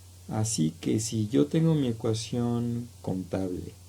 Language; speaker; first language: Spanish; native; Spanish